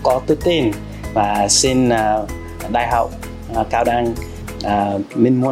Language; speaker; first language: Vietnamese; non-native, fluent; English